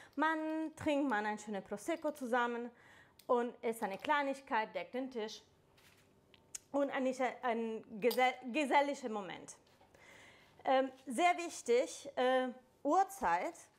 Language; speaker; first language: German; non-native, fluent; Italian